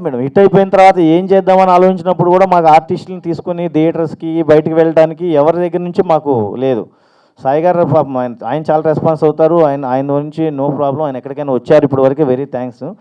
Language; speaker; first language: Telugu; native; Telugu